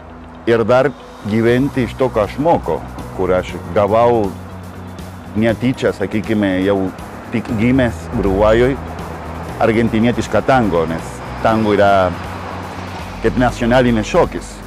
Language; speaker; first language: Lithuanian; non-native, fluent; Spanish